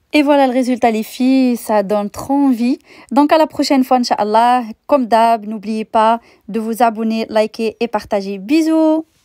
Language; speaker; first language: French; non-native, local second language; Arabic